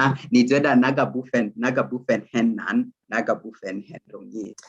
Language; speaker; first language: Chinese; non-native, fluent; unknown